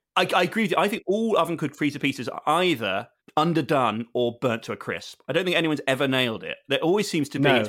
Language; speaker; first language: English; native; English